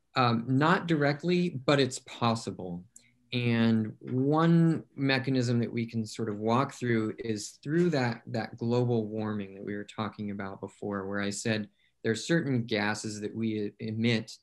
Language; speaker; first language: English; native; English